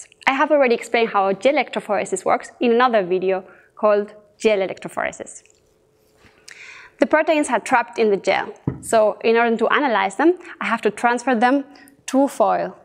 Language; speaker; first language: English; non-native, fluent; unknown